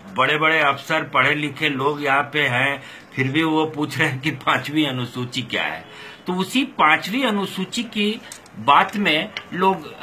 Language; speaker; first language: Hindi; non-native, local second language; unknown